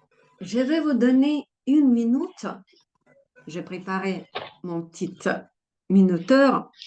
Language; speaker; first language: French; non-native, fluent; Russian